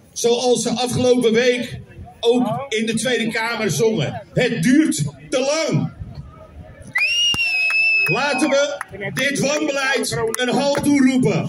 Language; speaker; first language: Dutch; native; Dutch